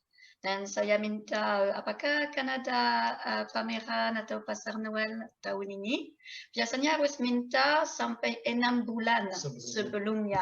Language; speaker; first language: Indonesian; non-native, fluent; French